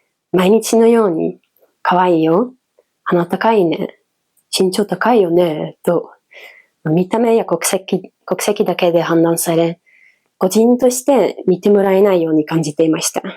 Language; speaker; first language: Japanese; non-native, fluent; Dutch